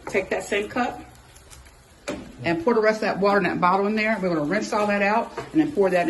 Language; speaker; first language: English; native; English